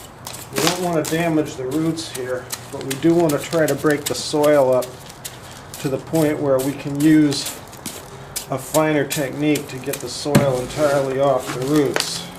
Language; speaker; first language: English; native; English